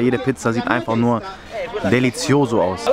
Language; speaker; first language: German; native; German